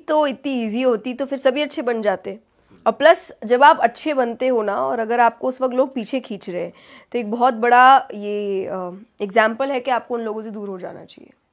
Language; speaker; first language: Hindi; native; Hindi